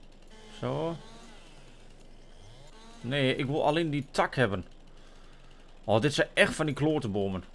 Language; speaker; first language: Dutch; native; Dutch